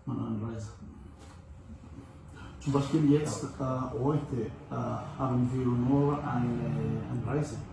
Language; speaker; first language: German; non-native, learner; Malagasy